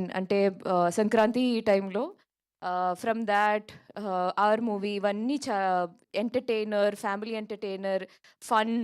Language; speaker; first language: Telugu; non-native, local second language; Malayalam